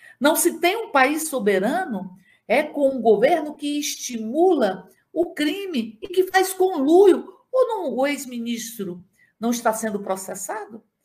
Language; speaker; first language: Portuguese; native; Portuguese